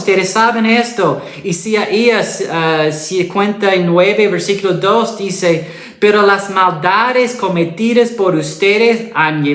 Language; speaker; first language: Spanish; non-native, fluent; English